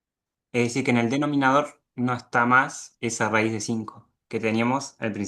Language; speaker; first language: Spanish; native; Spanish